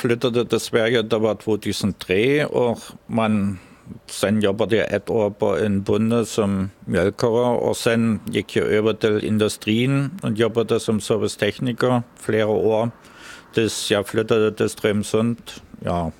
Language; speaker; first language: Swedish; non-native, fluent; German